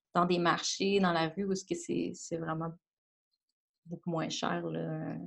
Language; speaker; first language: French; native; French